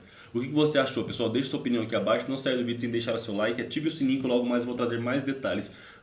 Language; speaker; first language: Portuguese; native; Portuguese